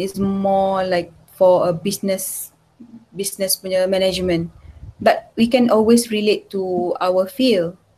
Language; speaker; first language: English; non-native, local second language; Malay